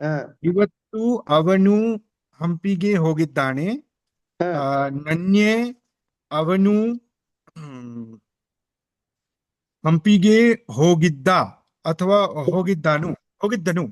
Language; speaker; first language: Kannada; non-native, learner; English